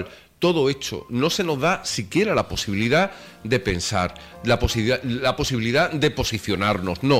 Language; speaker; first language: Spanish; native; Spanish